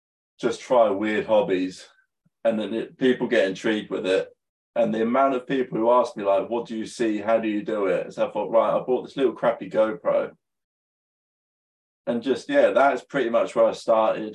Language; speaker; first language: English; native; English